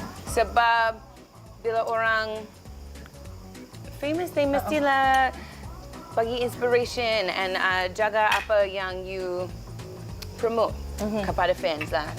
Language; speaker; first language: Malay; non-native, learner; English